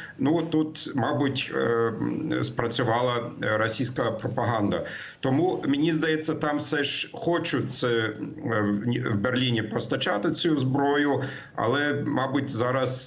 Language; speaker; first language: Ukrainian; non-native, fluent; German